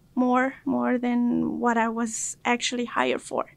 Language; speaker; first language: English; early bilingual, other home language; Spanish